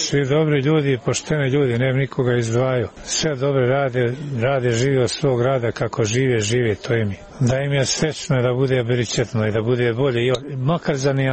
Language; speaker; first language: Croatian; native; Croatian